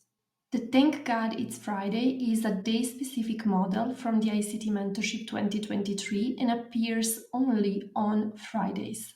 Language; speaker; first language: English; non-native, fluent; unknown